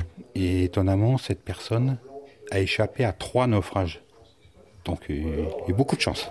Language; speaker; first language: French; native; French